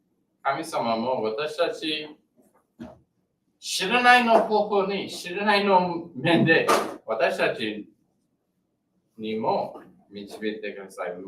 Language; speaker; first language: Japanese; non-native, learner; English